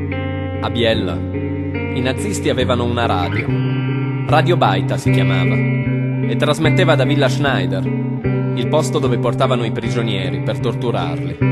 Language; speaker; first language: Italian; native; Italian